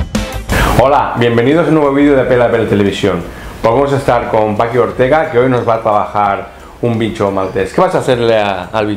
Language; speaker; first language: Spanish; native; Spanish